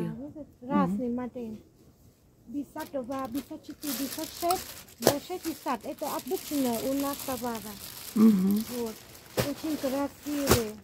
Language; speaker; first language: Russian; non-native, learner; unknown